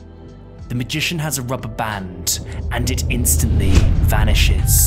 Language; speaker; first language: English; native; English